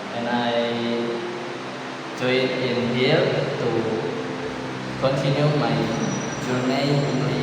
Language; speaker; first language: English; non-native, learner; Indonesian